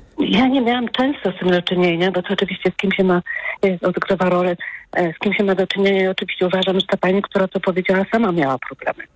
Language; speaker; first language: Polish; native; Polish